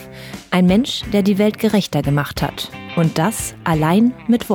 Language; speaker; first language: German; native; German